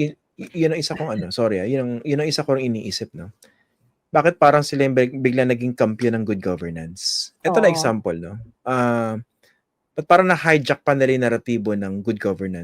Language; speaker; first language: Filipino; native; Filipino